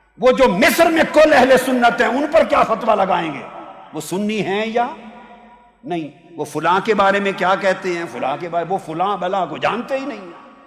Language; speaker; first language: Urdu; non-native, local second language; Punjabi